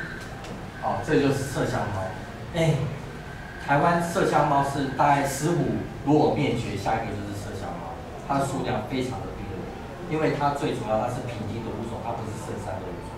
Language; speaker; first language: Chinese; native; Chinese